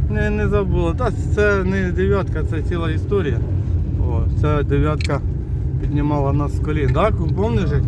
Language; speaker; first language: Ukrainian; native; Ukrainian